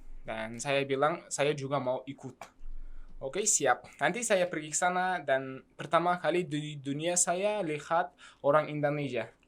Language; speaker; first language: Indonesian; non-native, learner; Kazakh